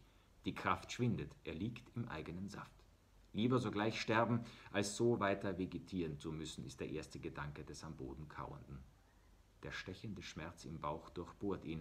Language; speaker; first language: German; native; German